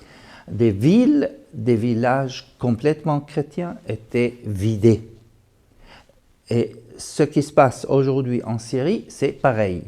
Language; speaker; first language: French; non-native, fluent; Arabic